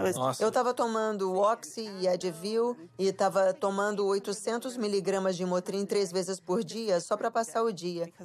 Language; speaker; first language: Portuguese; non-native, fluent; English